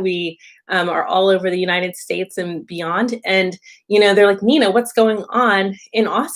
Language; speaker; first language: English; native; English